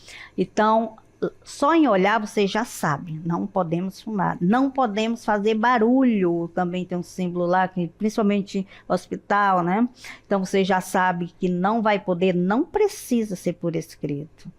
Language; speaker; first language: Portuguese; native; Portuguese